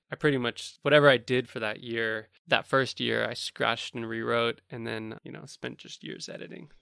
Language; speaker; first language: English; native; English